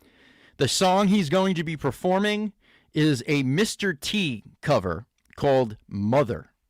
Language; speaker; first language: English; native; English